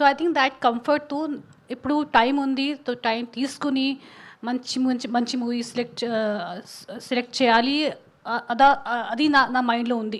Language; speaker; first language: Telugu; non-native, fluent; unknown